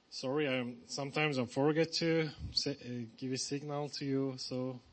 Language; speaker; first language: English; non-native, learner; Persian